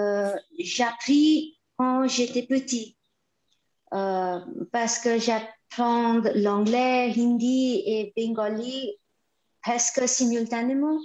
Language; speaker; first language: French; non-native, fluent; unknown